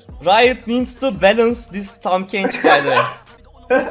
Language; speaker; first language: English; non-native, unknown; Turkish